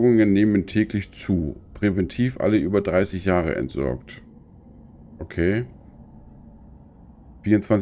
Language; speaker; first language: German; native; German